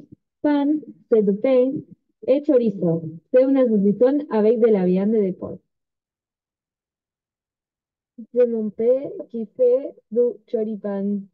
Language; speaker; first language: French; non-native, learner; Spanish